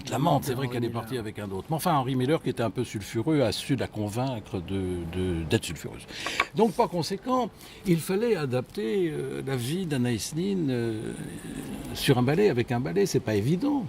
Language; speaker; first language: French; native; French